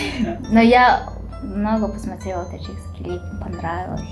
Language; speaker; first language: Russian; non-native, learner; Mongolian